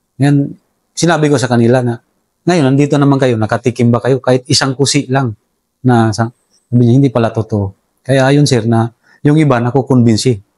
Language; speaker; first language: Filipino; non-native, local second language; Cebuano